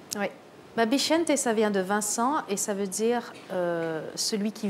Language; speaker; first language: French; native; French